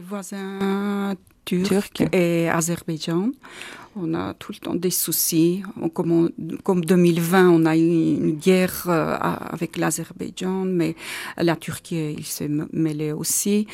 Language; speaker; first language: French; non-native, learner; Armenian